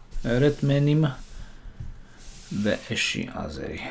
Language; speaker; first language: Turkish; non-native, learner; Slovak